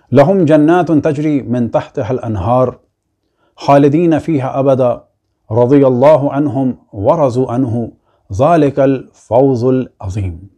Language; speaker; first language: Urdu; native; Urdu